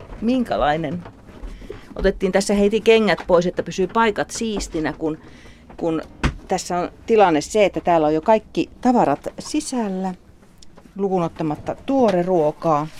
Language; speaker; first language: Finnish; native; Finnish